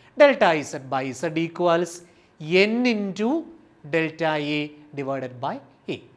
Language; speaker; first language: English; non-native, local second language; Malayalam